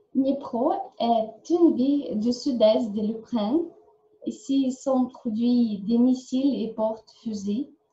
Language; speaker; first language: French; non-native, learner; Ukrainian